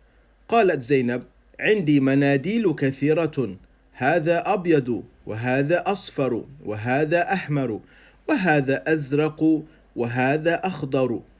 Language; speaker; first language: Arabic; non-native, fluent; English